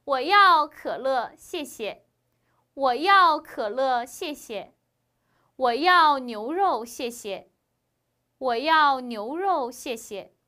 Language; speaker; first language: Chinese; non-native, fluent; Korean